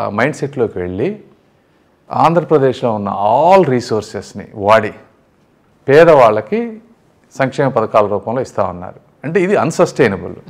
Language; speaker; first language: Telugu; native; Telugu